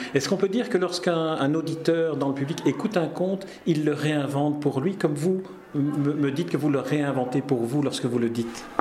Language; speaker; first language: French; native; French